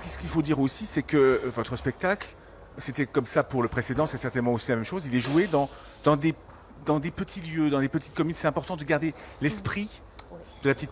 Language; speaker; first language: French; native; French